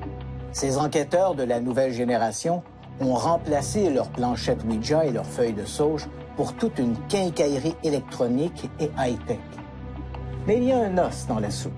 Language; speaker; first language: French; native; French